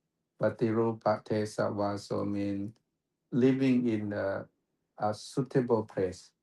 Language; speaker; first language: English; non-native, fluent; Thai